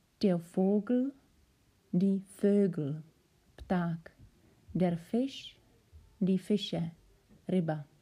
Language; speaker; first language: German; non-native, fluent; Czech